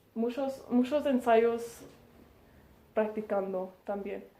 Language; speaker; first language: Spanish; early bilingual, heritage; Spanish